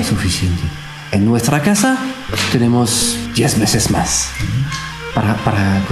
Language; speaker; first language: Spanish; non-native, learner; French